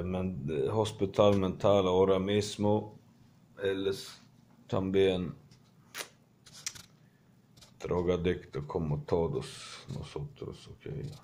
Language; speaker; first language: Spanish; non-native, learner; Swedish